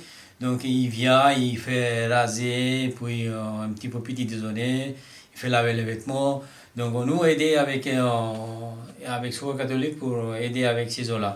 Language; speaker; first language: French; non-native, learner; Bangla